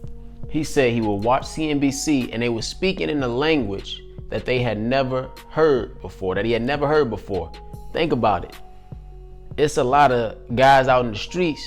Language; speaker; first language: English; native; English